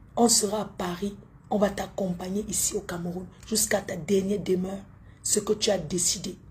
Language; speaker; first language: French; native; French